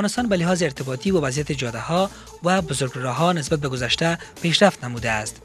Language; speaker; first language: Persian; native; Persian